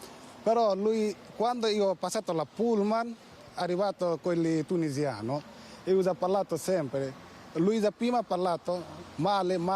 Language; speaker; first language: Italian; non-native, learner; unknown